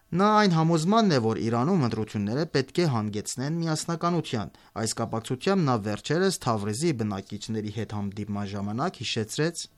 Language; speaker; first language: Armenian; native; Armenian